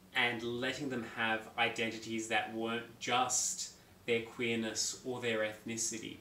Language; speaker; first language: English; native; English